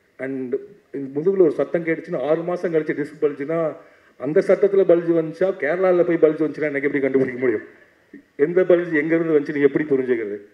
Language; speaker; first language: Tamil; native; Tamil